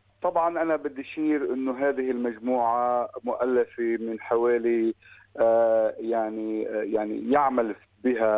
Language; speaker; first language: Arabic; native; Arabic